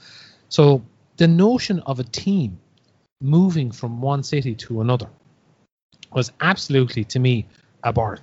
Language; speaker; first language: English; native; English